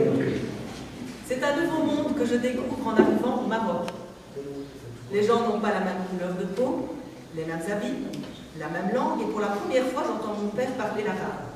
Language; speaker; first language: French; native; French